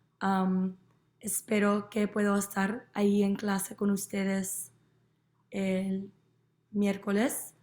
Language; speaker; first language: Spanish; non-native, learner; English